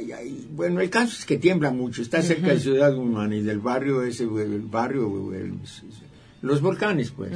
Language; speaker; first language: Spanish; native; Spanish